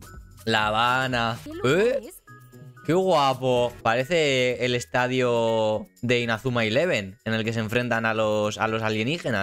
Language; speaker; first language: Spanish; native; Spanish